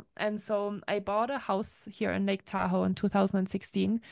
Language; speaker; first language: English; non-native, fluent; German